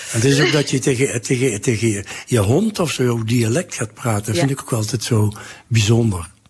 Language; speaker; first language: Dutch; native; Dutch